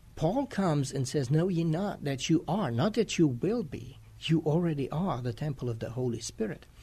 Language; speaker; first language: English; non-native, fluent; Romanian